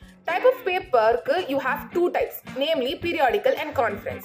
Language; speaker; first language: English; non-native, local second language; Tamil